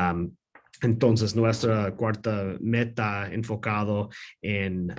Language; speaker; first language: Spanish; non-native, learner; English